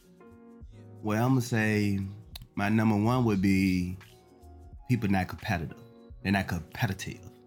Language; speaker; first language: English; native; English